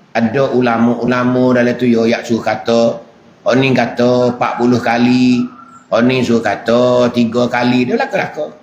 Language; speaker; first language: Malay; native; Malay